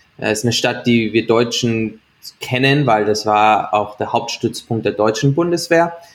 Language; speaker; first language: German; native; German